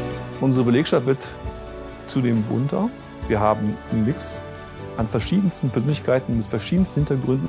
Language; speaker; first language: German; native; German